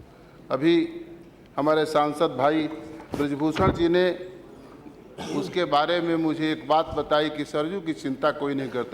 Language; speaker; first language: Hindi; native; Hindi